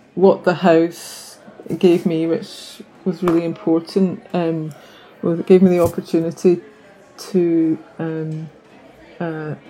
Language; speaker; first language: English; native; English